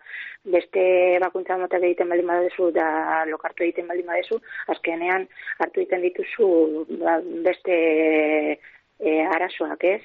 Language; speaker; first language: Basque; native; Basque